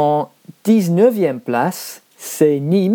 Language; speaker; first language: French; non-native, learner; English